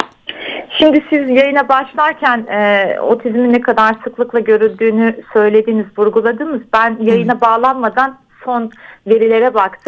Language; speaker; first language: Turkish; native; Turkish